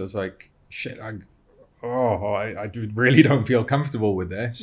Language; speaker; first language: English; native; English